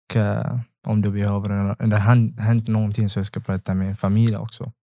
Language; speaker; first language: Swedish; non-native, learner; Tigrinya